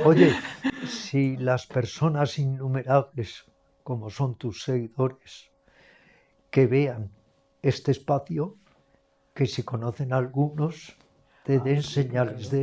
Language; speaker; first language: Spanish; native; Spanish